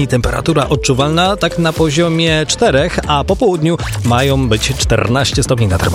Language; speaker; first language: Polish; native; Polish